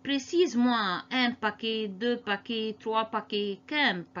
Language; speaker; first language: French; non-native, fluent; Arabic